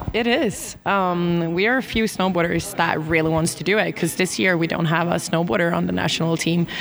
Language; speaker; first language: English; non-native, fluent; Swedish